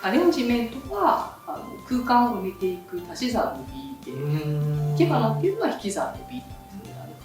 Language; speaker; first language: Japanese; native; Japanese